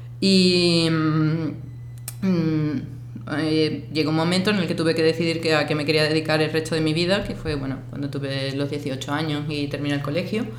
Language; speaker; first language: Spanish; native; Spanish